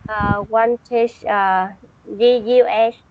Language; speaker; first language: English; non-native, learner; Vietnamese